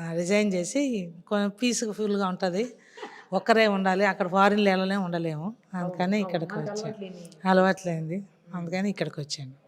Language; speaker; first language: Telugu; native; Telugu